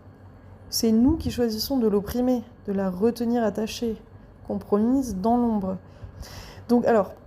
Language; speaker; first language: French; native; French